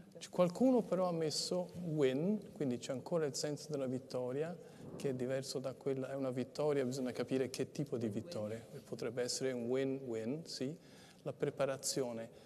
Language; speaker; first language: Italian; native; Italian